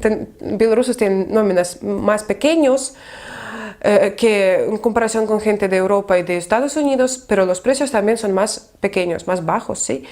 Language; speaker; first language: Spanish; non-native, fluent; Russian